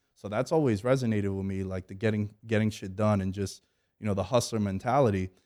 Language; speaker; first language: English; early bilingual, other home language; Greek